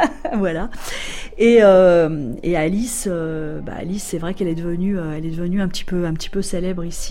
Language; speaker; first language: French; native; French